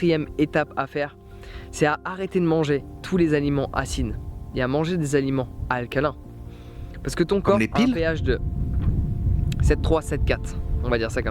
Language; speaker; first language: French; native; French